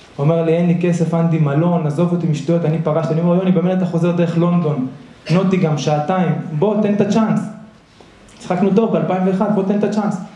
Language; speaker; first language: Hebrew; early bilingual, other home language; Spanish